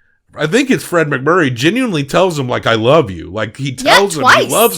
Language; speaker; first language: English; native; English